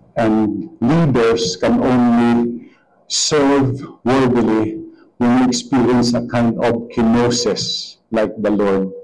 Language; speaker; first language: English; non-native, local second language; Hiligaynon